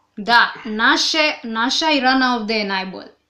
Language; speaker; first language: Serbian; non-native, learner; Swahili